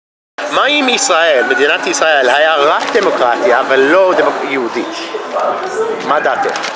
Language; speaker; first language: Hebrew; non-native, fluent; English